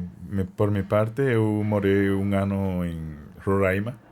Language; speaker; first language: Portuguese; non-native, learner; Spanish